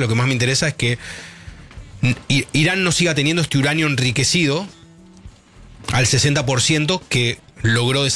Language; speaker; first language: Spanish; native; Spanish